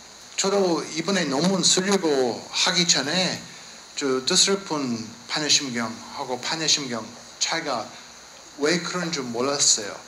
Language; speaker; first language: Korean; non-native, learner; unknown